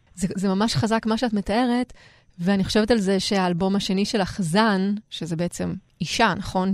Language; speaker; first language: Hebrew; native; Hebrew